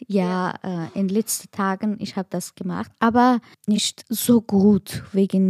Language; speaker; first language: German; non-native, learner; Persian